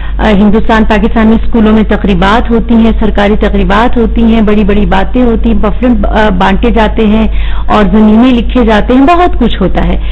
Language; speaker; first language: Urdu; native; Urdu